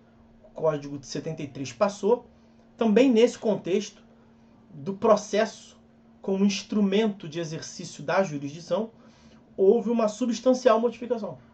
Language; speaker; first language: Portuguese; native; Portuguese